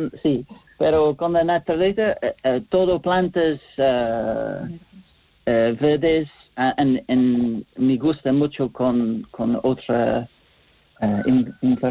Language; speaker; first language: Spanish; non-native, learner; English